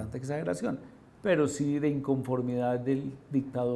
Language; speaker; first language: Spanish; native; Spanish